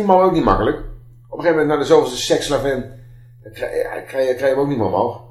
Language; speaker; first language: Dutch; native; Dutch